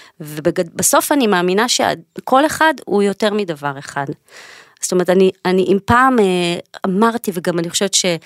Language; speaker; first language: Hebrew; native; Hebrew